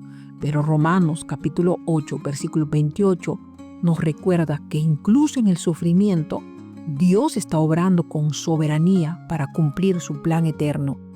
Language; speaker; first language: Spanish; native; Spanish